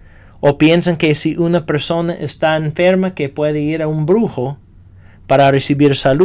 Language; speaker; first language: Spanish; non-native, fluent; English